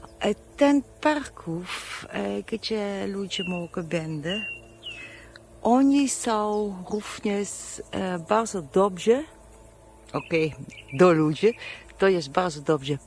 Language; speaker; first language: Polish; non-native, learner; Dutch